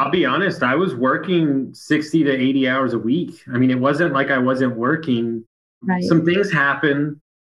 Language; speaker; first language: English; native; English